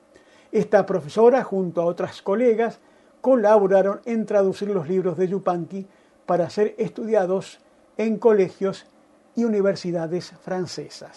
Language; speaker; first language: Spanish; native; Spanish